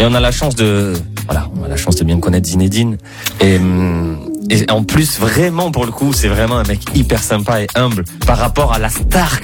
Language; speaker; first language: French; early bilingual, other home language; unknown